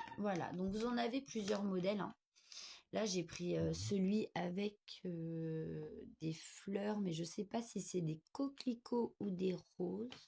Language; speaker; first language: French; native; French